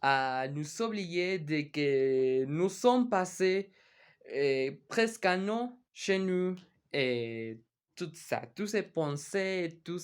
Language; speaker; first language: French; non-native, learner; Spanish